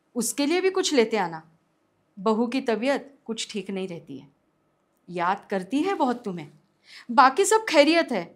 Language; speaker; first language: Hindi; non-native, local second language; Marathi